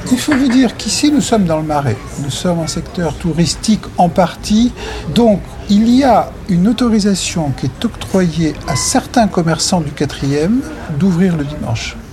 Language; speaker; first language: French; native; French